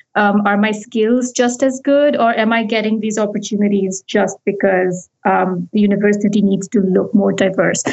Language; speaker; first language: English; non-native, local second language; Hindi